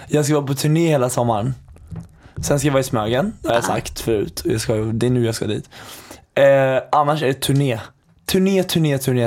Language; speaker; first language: Swedish; native; Swedish